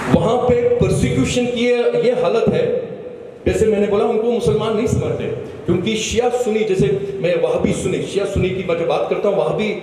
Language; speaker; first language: Urdu; non-native, local second language; Kashmiri